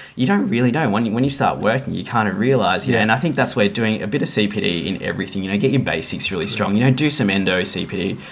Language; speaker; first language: English; native; English